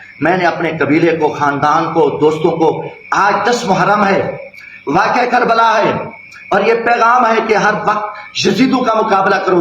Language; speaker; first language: Urdu; non-native, local second language; Saraiki